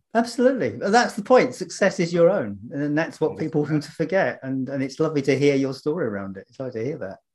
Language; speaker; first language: English; native; English